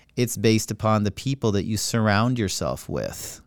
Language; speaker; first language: English; native; English